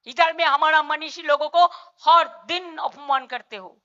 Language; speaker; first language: Hindi; non-native, local second language; Bangla